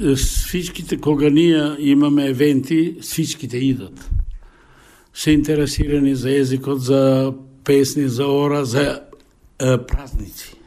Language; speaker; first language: Bulgarian; early bilingual, heritage; Bulgarian